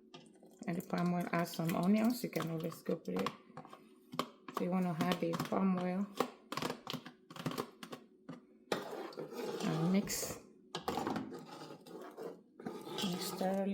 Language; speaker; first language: English; non-native, local second language; Yoruba